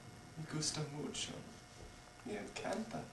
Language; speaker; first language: Spanish; non-native, learner; English